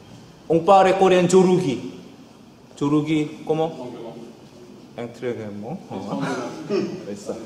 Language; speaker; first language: French; non-native, learner; Korean